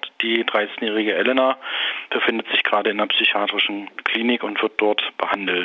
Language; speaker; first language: German; native; German